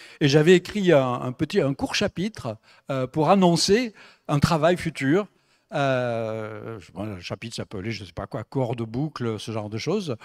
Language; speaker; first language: French; native; French